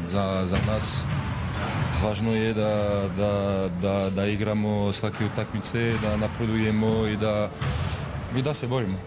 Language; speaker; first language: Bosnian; non-native, learner; French